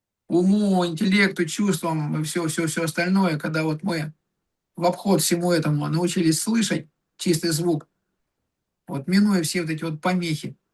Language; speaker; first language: Russian; native; Russian